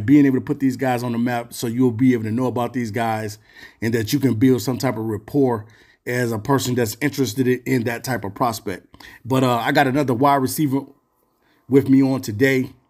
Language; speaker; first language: English; native; English